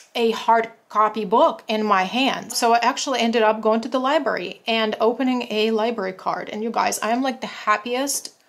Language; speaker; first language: English; non-native, fluent; Russian